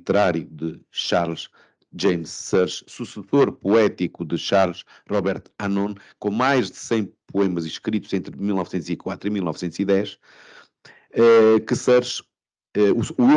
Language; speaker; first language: Portuguese; native; Portuguese